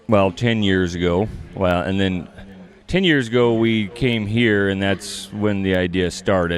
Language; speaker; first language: English; native; English